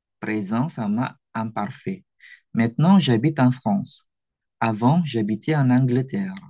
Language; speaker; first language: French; non-native, fluent; Indonesian